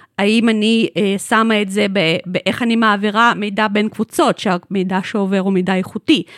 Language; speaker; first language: Hebrew; non-native, fluent; Russian